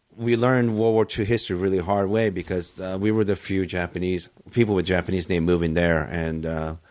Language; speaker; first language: English; early bilingual, other home language; Japanese